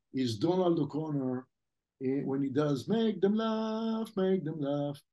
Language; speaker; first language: English; non-native, fluent; French